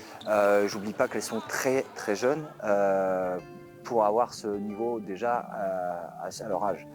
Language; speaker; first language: French; native; French